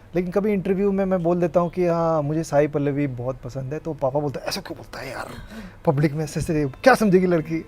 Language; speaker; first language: Hindi; non-native, local second language; Kodava